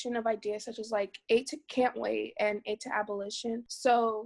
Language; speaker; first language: English; native; English